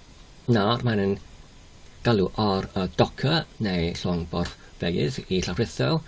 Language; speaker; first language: Welsh; non-native, learner; English